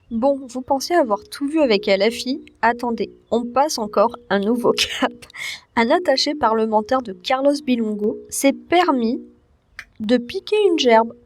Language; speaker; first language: French; native; French